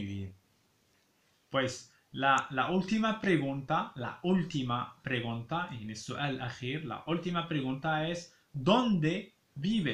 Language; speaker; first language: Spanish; non-native, fluent; Arabic